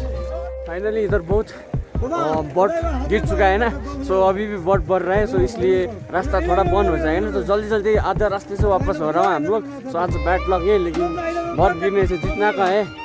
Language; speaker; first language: Hindi; non-native, local second language; Nepali